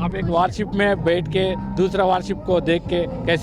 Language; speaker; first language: Hindi; non-native, local second language; Telugu